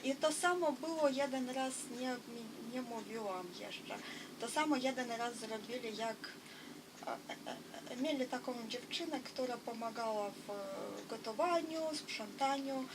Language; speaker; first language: Polish; non-native, fluent; Russian